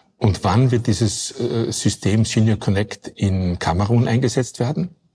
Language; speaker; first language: German; native; German